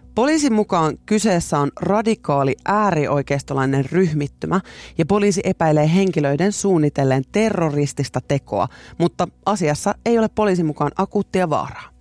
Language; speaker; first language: Finnish; native; Finnish